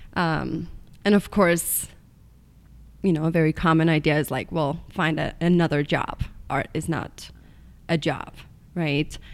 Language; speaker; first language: English; non-native, fluent; Estonian